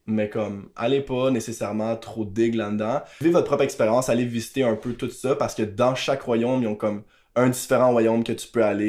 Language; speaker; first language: French; native; French